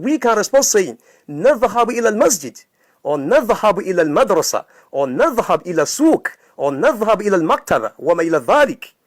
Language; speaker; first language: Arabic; non-native, fluent; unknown